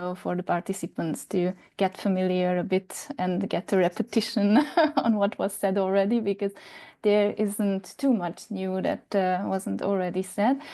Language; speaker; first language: English; non-native, fluent; Hungarian